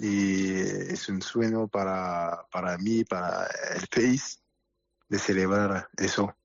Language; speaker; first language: Spanish; non-native, learner; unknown